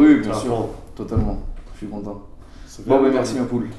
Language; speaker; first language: French; native; French